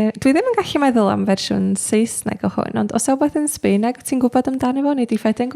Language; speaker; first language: Welsh; native; Welsh